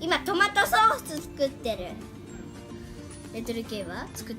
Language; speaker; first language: Japanese; early bilingual, heritage; Japanese